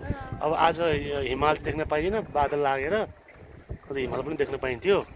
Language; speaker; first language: Nepali; native; Nepali